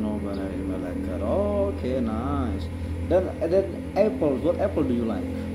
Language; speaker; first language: English; non-native, learner; Indonesian